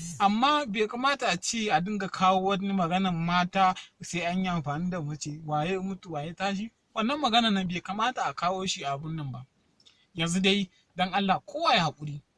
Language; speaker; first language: Hausa; non-native, local second language; Yoruba